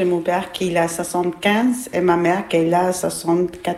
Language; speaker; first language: French; non-native, learner; Albanian